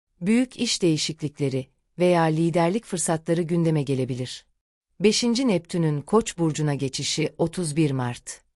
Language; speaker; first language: Turkish; native; Turkish